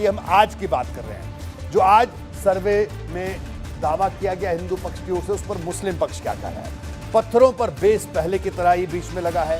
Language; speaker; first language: Hindi; native; Hindi